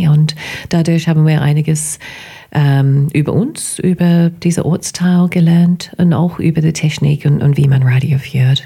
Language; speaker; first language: German; non-native, fluent; English